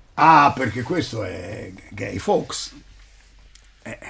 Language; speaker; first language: Italian; native; Italian